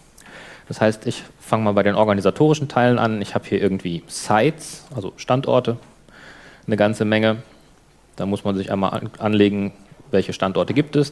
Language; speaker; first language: German; native; German